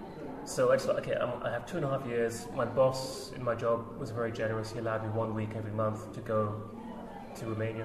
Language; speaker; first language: English; native; English